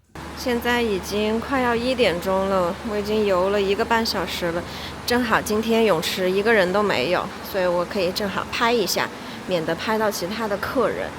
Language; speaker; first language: Chinese; native; Chinese